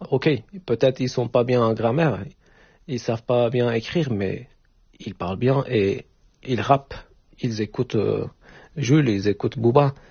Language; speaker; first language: French; non-native, learner; Turkish